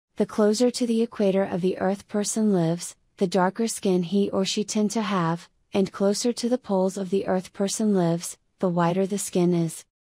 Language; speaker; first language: English; non-native, fluent; Finnish